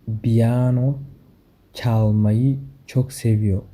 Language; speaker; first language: Turkish; non-native, fluent; Somali